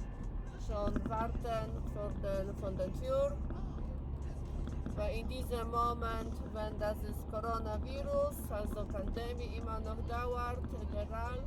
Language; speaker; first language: German; non-native, learner; Polish